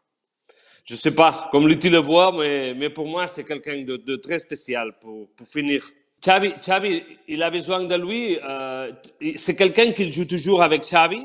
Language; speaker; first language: French; non-native, fluent; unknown